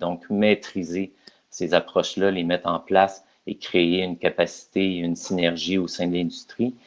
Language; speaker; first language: French; native; French